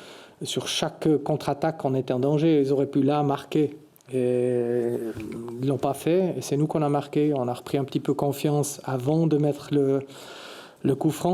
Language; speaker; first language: French; native; French